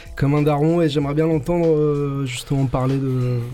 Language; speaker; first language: French; native; French